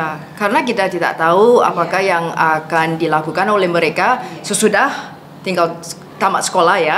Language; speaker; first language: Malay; non-native, fluent; English